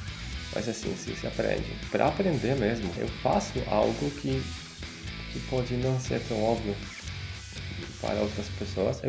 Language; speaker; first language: Portuguese; non-native, fluent; Polish